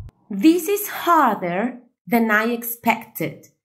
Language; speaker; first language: English; non-native, fluent; Spanish